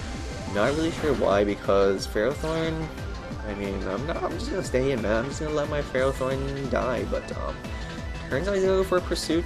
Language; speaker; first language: English; native; English